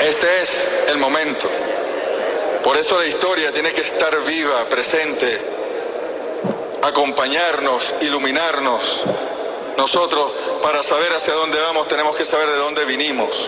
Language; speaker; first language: Spanish; native; Spanish